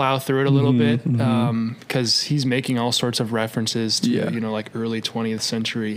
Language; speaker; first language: English; native; English